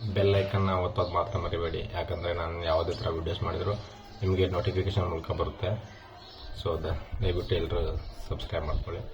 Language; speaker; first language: Kannada; non-native, local second language; Lambadi